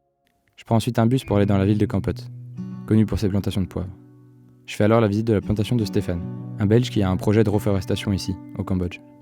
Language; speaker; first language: French; native; French